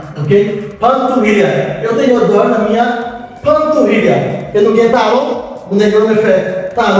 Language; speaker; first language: Portuguese; non-native, local second language; Haitian Creole